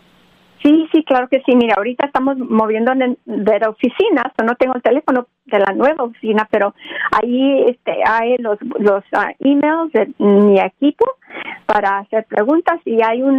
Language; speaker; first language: Spanish; early bilingual, other home language; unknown